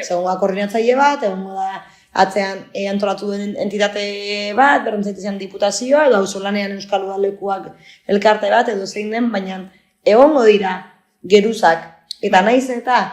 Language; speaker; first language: Basque; native; Basque